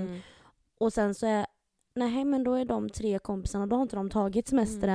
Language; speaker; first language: Swedish; native; Swedish